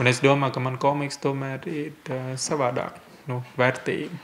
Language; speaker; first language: Latvian; non-native, fluent; Vietnamese